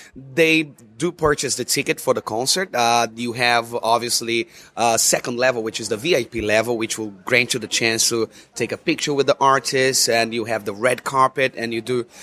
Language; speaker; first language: English; non-native, fluent; Portuguese